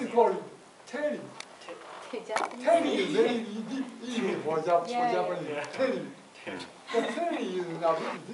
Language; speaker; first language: English; non-native, fluent; Chinese